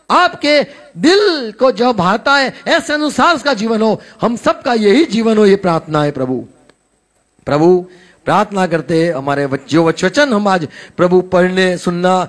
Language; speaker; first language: Hindi; non-native, local second language; Gujarati